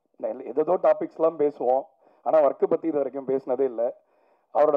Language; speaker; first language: Tamil; native; Tamil